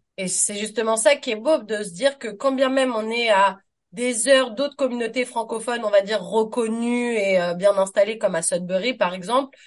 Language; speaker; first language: French; native; French